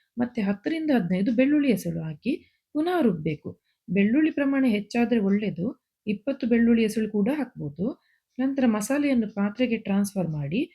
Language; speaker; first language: Kannada; non-native, local second language; Konkani